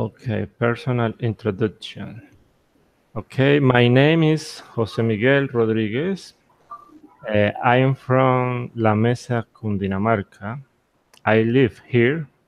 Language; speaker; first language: English; non-native, learner; Spanish